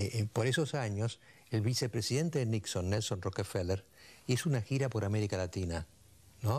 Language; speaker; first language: Spanish; native; Spanish